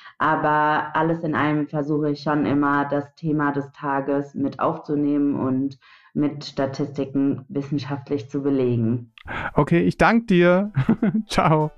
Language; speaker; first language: German; native; German